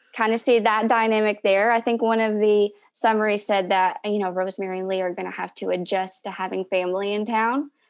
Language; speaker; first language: English; native; English